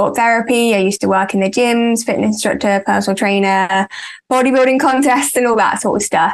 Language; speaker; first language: English; native; English